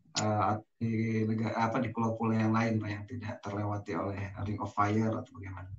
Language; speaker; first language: Indonesian; native; Indonesian